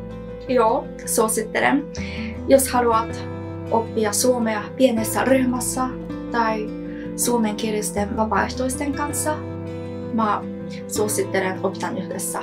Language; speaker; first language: Finnish; non-native, learner; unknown